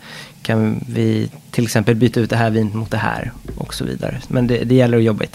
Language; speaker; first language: Swedish; non-native, fluent; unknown